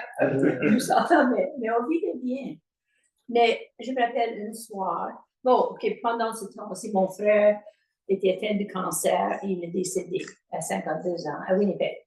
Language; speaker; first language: French; native; French